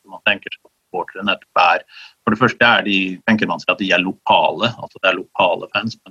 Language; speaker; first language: Norwegian; native; Norwegian